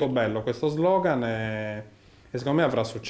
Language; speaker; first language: Italian; native; Italian